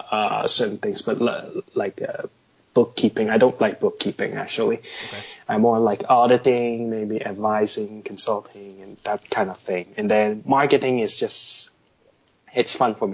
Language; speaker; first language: English; non-native, local second language; Cantonese